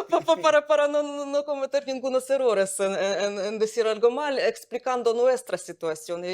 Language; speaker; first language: Spanish; non-native, fluent; Ukrainian